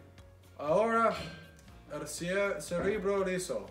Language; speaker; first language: Spanish; non-native, learner; English